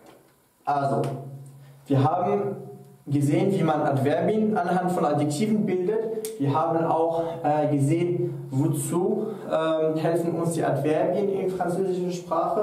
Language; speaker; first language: German; non-native, fluent; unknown